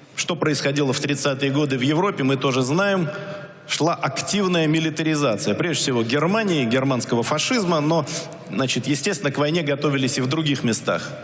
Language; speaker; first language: Russian; native; Russian